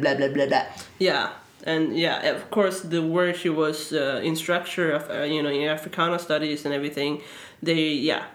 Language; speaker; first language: English; early bilingual, other home language; Swedish